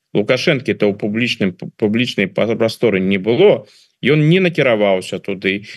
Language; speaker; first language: Belarusian; non-native, local second language; Russian